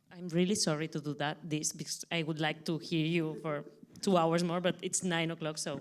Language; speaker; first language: English; non-native, fluent; Catalan